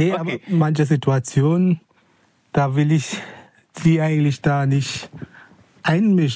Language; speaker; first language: German; non-native, fluent; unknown